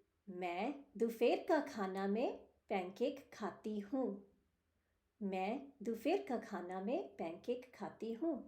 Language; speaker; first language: Hindi; early bilingual, heritage; Hindi